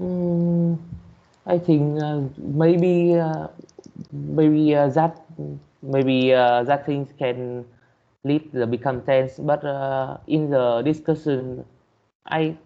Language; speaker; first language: English; non-native, learner; Vietnamese